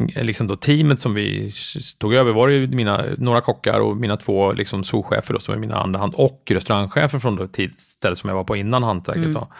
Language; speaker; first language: Swedish; native; Swedish